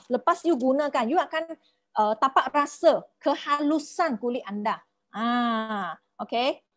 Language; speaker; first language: Malay; non-native, local second language; Chinese